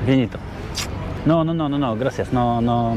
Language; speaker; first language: Spanish; non-native, learner; Polish